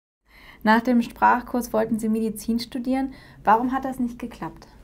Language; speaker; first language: German; native; German